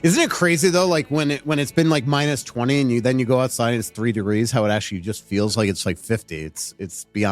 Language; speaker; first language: English; native; English